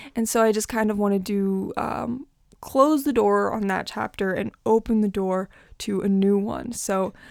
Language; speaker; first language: English; early bilingual, other home language; Portuguese